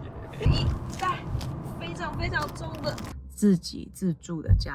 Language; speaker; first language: Chinese; native; Chinese